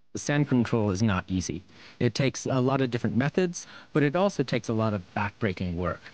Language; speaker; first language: English; native; English